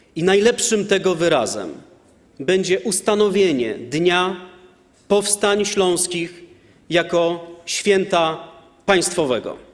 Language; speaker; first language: Polish; native; Polish